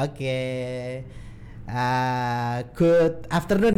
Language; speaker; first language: English; non-native, learner; Indonesian